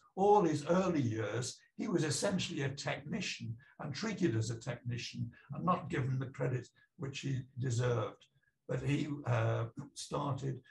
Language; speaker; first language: English; native; English